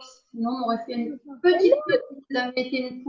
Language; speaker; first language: French; native; French